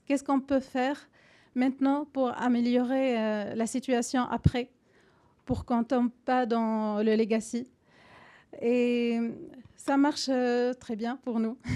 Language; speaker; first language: French; non-native, fluent; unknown